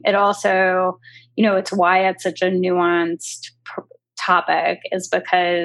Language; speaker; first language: English; native; English